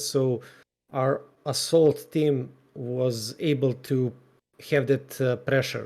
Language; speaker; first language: English; non-native, fluent; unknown